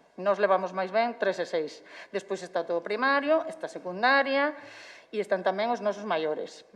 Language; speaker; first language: Galician; non-native, local second language; Spanish